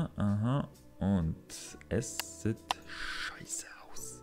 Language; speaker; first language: German; non-native, learner; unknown